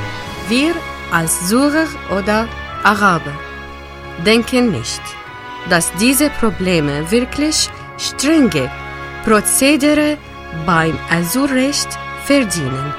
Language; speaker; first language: German; non-native, fluent; Arabic